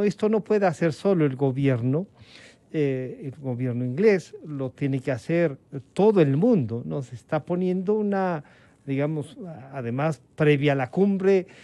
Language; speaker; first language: Spanish; native; Spanish